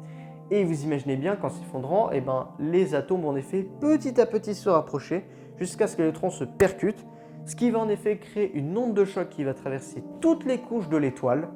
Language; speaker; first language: French; native; French